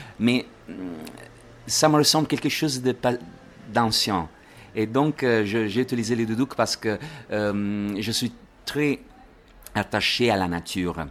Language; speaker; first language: French; non-native, learner; Italian